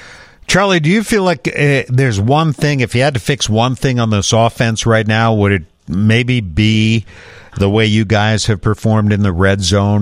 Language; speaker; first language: English; native; English